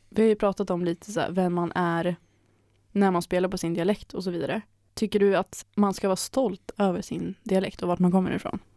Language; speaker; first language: Swedish; native; Swedish